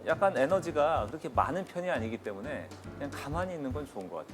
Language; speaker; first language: Korean; native; Korean